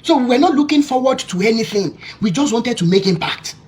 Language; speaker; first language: English; non-native, local second language; Yoruba